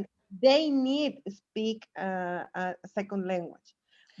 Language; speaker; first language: English; non-native, fluent; Spanish